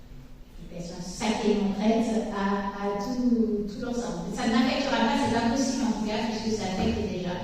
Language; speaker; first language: French; native; French